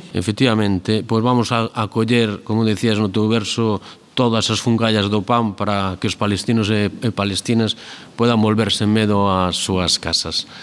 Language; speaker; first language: Galician; native; Galician